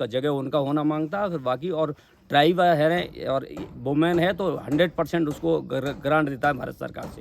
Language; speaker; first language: Hindi; native; Hindi